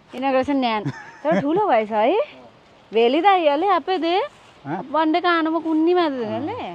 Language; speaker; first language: Malayalam; non-native, learner; Nepali